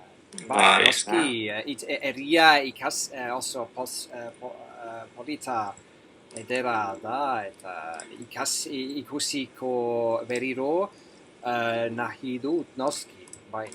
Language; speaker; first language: Basque; non-native, learner; English